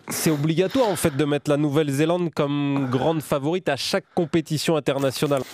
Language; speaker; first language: French; native; French